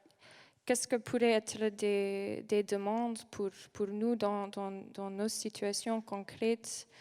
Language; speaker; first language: French; non-native, learner; English